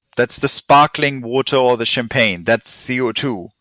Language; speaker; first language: English; non-native, fluent; German